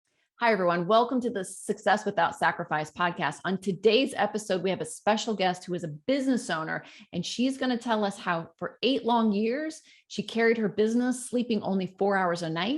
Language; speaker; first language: English; native; English